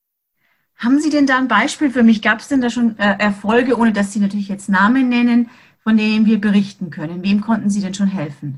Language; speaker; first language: German; native; German